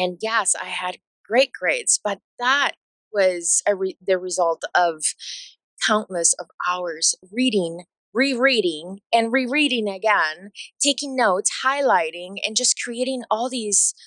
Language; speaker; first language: English; non-native, fluent; Spanish